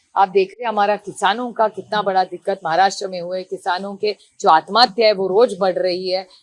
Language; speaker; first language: Hindi; non-native, local second language; Marathi